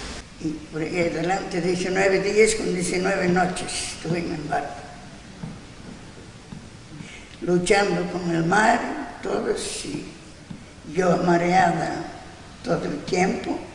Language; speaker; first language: Spanish; non-native, local second language; Galician